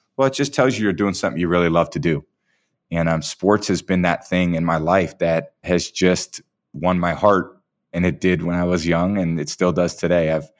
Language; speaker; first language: English; native; English